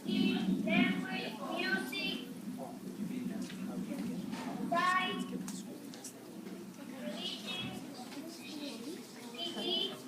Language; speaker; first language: English; non-native, learner; Spanish